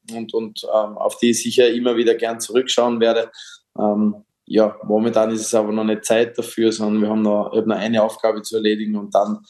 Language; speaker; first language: German; native; German